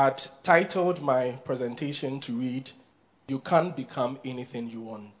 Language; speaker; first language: English; non-native, local second language; Akan